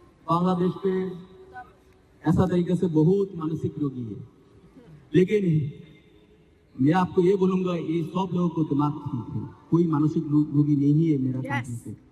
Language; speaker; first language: Hindi; non-native, learner; Bangla